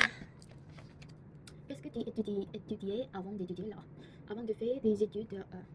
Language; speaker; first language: French; non-native, learner; Korean